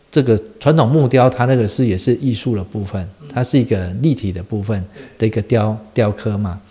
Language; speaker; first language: Chinese; native; Chinese